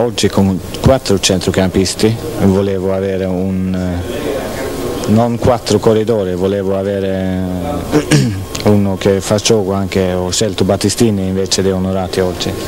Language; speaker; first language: Italian; non-native, fluent; Swedish